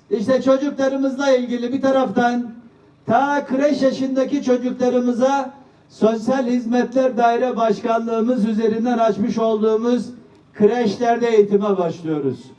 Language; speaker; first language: Turkish; native; Turkish